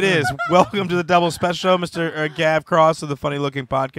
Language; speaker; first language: English; native; English